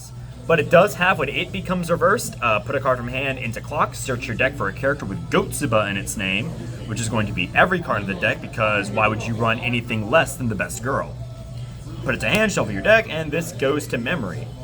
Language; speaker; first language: English; native; English